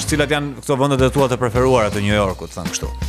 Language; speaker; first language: Albanian; native; Albanian